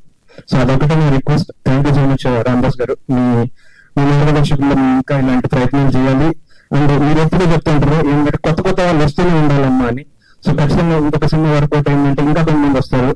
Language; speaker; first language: Telugu; native; Telugu